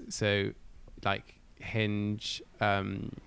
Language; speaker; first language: English; native; English